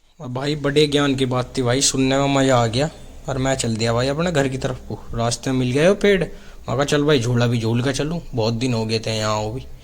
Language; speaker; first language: Hindi; native; Hindi